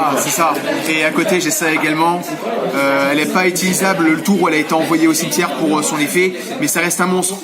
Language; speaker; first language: French; native; French